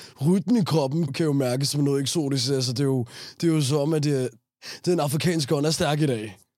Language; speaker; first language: Danish; early bilingual, other home language; Somali